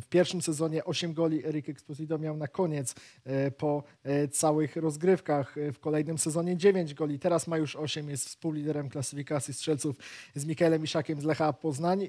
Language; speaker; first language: Polish; native; Polish